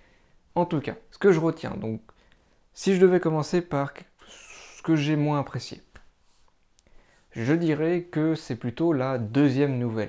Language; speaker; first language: French; native; French